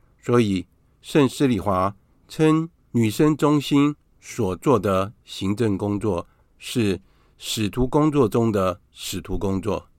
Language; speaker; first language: Chinese; native; Chinese